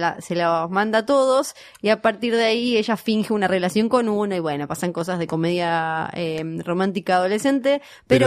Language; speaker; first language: Spanish; native; Spanish